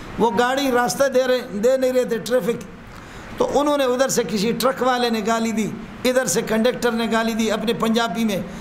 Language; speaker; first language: Urdu; non-native, local second language; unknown